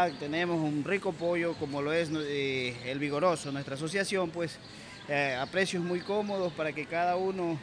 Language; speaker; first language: Spanish; native; Spanish